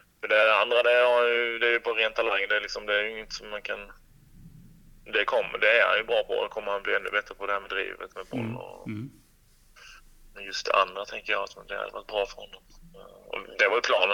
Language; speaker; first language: Swedish; native; Swedish